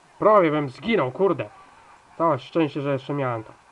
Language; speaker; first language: Polish; native; Polish